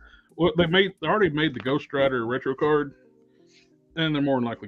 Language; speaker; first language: English; native; English